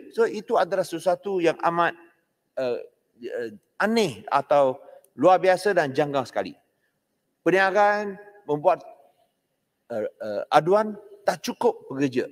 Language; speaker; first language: Malay; non-native, local second language; Chinese